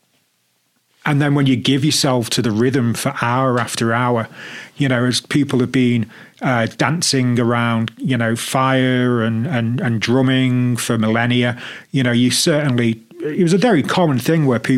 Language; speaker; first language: English; native; English